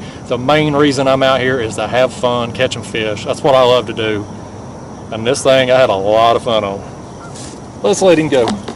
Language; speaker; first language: English; native; English